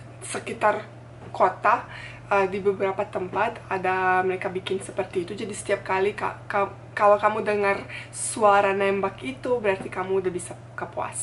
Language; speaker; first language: Indonesian; non-native, fluent; Bosnian